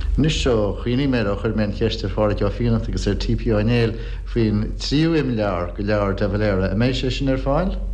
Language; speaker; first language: Irish; native; Irish